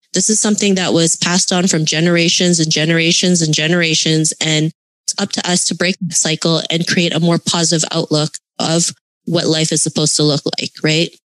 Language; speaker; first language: English; early bilingual, other home language; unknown